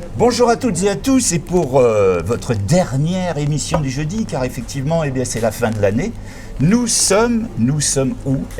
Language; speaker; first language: French; native; French